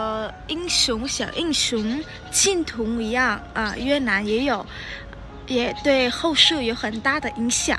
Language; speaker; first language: Chinese; non-native, fluent; Vietnamese